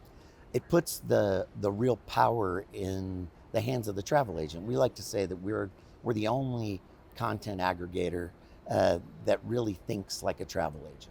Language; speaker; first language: English; native; English